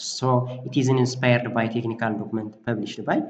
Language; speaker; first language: English; non-native, local second language; Amharic